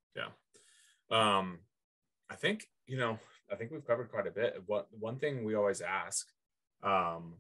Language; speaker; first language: English; native; English